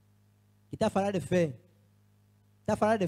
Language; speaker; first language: Portuguese; non-native, learner; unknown